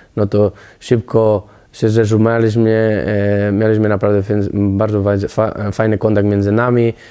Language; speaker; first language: Polish; non-native, learner; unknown